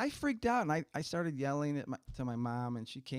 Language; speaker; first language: English; native; English